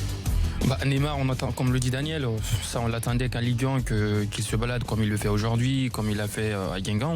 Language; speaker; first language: French; native; French